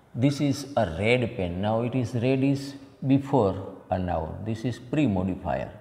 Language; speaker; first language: English; non-native, local second language; Gujarati